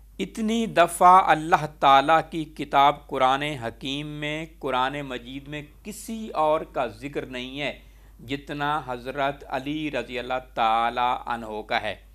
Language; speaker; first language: Urdu; non-native, local second language; Punjabi